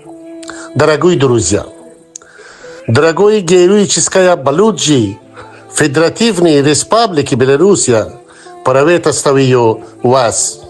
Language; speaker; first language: Russian; non-native, learner; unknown